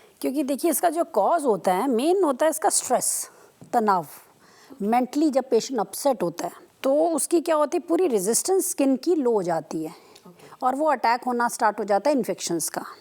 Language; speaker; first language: Hindi; native; Hindi